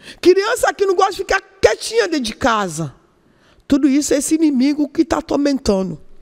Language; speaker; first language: Portuguese; non-native, learner; Yoruba